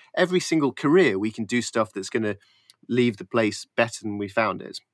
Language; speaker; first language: English; native; English